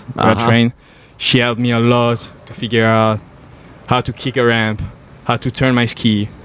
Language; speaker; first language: English; non-native, fluent; French